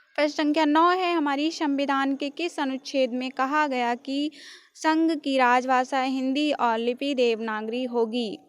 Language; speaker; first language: Hindi; native; Hindi